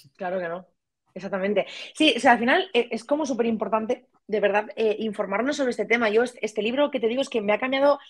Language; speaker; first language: Spanish; native; Spanish